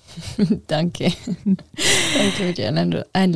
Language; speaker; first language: German; non-native, local second language; French